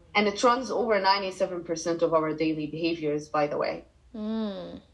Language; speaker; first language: English; non-native, fluent; Arabic